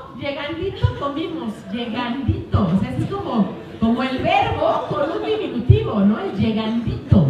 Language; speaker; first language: Spanish; native; Spanish